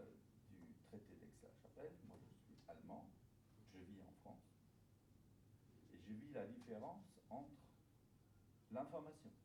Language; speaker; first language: French; non-native, fluent; German